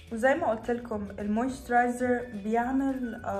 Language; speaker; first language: Arabic; non-native, learner; English